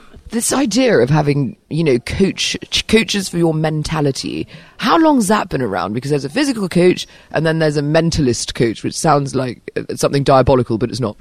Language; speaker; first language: English; native; English